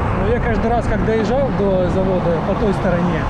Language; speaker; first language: Russian; native; Russian